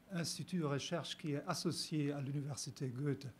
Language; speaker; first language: French; non-native, fluent; German